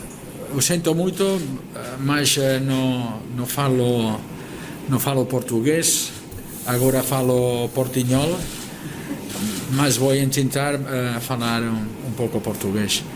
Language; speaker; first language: Portuguese; non-native, learner; Catalan